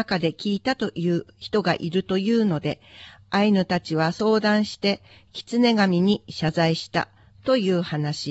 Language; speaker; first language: Japanese; native; Japanese